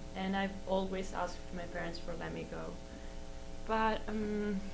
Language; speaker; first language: English; non-native, fluent; Italian